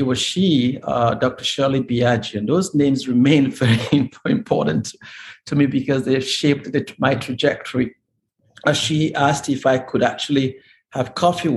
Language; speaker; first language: English; non-native, local second language; Igbo